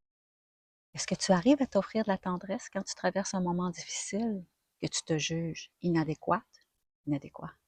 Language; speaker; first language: French; native; French